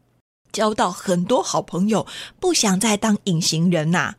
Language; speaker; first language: Chinese; native; Chinese